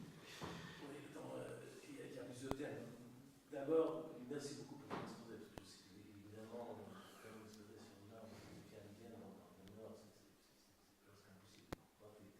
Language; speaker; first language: French; non-native, fluent; Russian